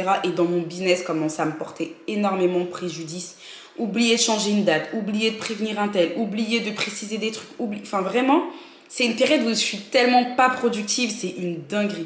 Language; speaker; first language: French; native; French